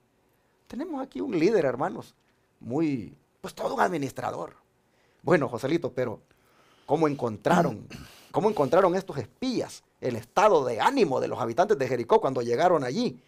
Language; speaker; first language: Spanish; native; Spanish